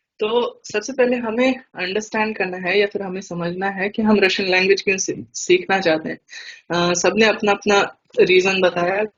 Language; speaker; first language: Hindi; native; Hindi